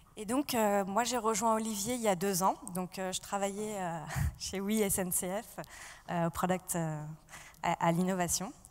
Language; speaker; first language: French; native; French